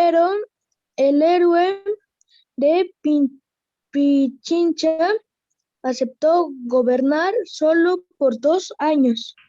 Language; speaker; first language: Spanish; native; Spanish